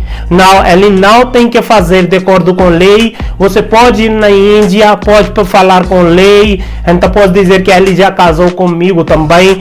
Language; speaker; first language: Portuguese; non-native, learner; Hindi